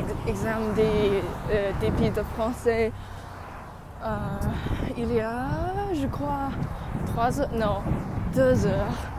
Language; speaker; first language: French; non-native, learner; English